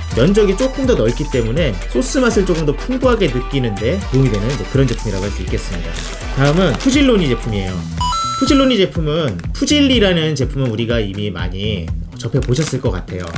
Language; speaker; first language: Korean; non-native, fluent; Italian